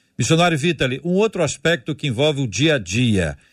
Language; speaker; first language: Portuguese; native; Portuguese